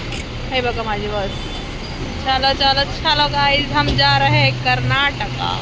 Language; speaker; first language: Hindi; non-native, local second language; Marathi